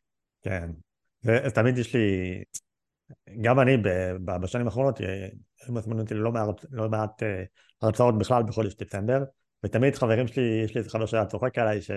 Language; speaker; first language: Hebrew; native; Hebrew